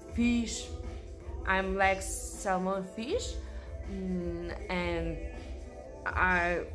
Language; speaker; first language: English; non-native, learner; Russian